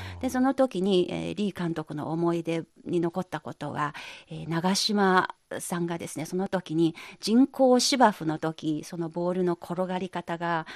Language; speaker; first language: Japanese; non-native, fluent; Chinese